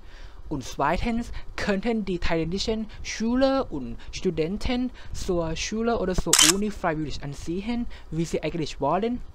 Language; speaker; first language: German; non-native, fluent; Thai